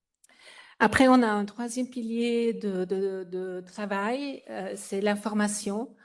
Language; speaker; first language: French; non-native, fluent; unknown